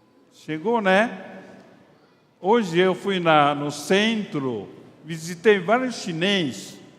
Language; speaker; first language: Portuguese; non-native, fluent; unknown